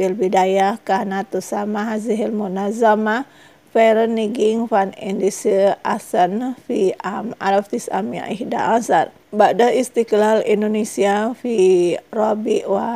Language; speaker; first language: Arabic; non-native, learner; Indonesian